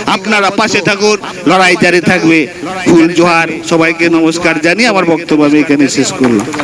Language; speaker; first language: Bangla; non-native, local second language; Santali